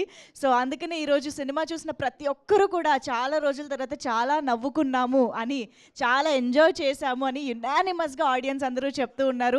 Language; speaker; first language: Telugu; native; Telugu